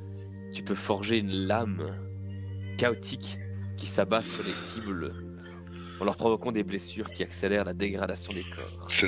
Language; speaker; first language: French; native; French